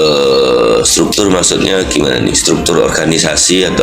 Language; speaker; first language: Indonesian; native; Indonesian